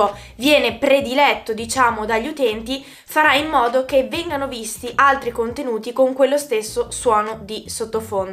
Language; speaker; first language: Italian; native; Italian